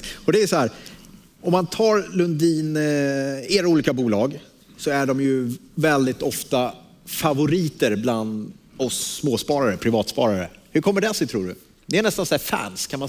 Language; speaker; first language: Swedish; native; Swedish